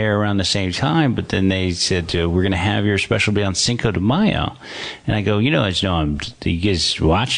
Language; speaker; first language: English; native; English